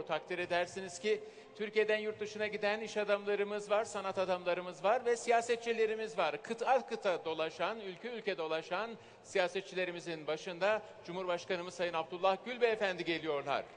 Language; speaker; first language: Turkish; native; Turkish